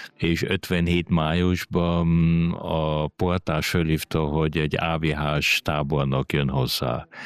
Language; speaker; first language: Hungarian; early bilingual, heritage; Hungarian